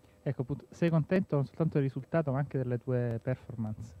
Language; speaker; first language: Italian; native; Italian